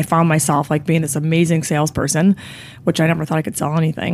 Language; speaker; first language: English; native; English